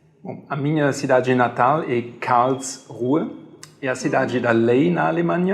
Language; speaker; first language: Portuguese; non-native, fluent; German